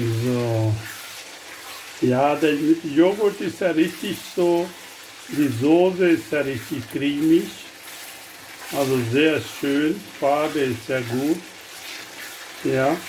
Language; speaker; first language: German; non-native, learner; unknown